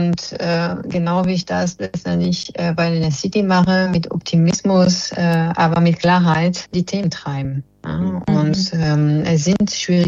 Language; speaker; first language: German; non-native, fluent; French